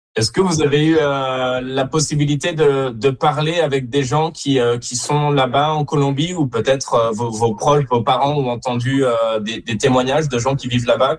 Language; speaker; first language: French; native; French